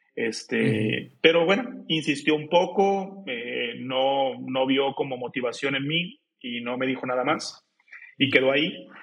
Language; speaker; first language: Spanish; native; Spanish